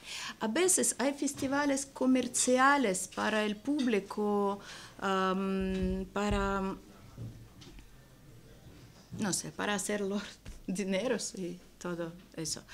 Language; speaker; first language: Spanish; non-native, learner; Russian